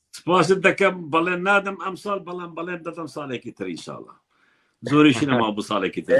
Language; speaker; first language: Central Kurdish; non-native, local second language; Kurdish